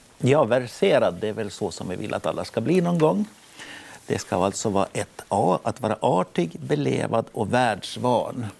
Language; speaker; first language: Swedish; native; Swedish